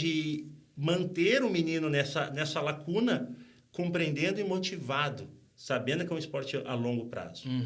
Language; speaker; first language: Portuguese; native; Portuguese